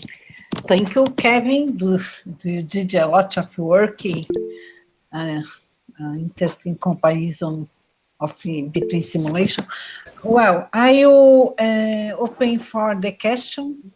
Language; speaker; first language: English; non-native, fluent; Portuguese